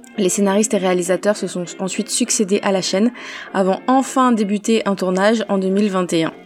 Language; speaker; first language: French; native; French